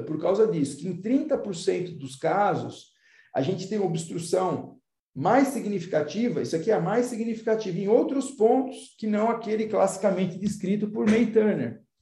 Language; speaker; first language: Portuguese; native; Portuguese